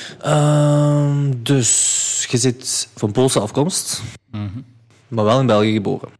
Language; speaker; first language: Dutch; early bilingual, other home language; Chechen